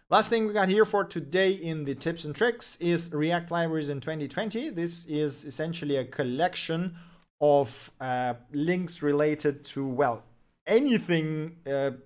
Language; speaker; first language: English; non-native, fluent; Russian